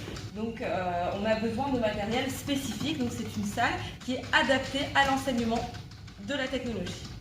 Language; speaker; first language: French; native; French